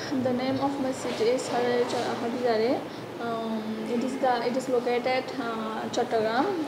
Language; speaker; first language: English; non-native, learner; Bangla